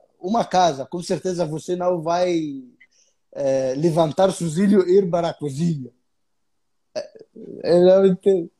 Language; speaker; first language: Portuguese; non-native, fluent; Arabic